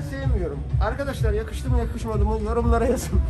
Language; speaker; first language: Turkish; native; Turkish